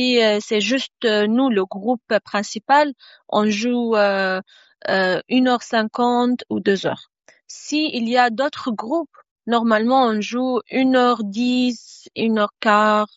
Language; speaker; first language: French; non-native, fluent; Arabic